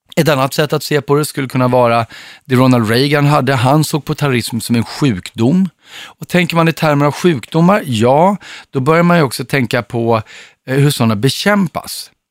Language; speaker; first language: Swedish; native; Swedish